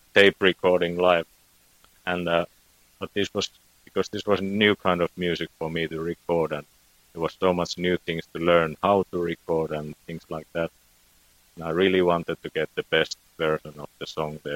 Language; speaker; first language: English; non-native, fluent; Finnish